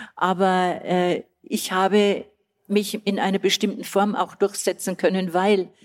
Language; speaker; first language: German; native; German